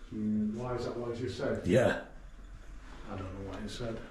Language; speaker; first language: English; native; English